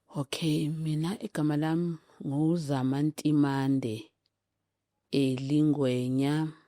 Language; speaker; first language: Zulu; native; Zulu